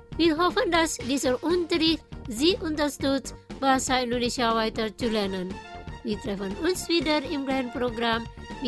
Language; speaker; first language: German; non-native, fluent; Indonesian